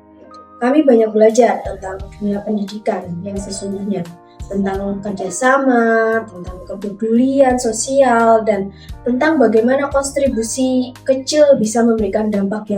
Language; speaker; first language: Indonesian; native; Indonesian